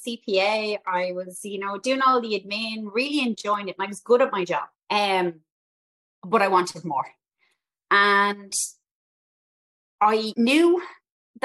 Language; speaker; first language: English; native; English